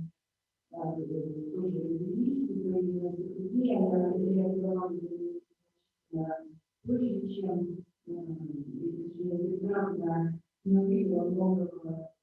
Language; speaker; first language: Russian; native; Russian